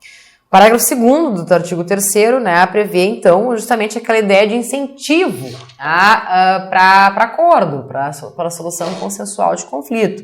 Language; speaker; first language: Portuguese; native; Portuguese